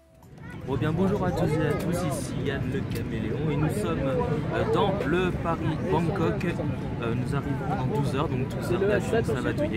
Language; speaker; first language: French; native; French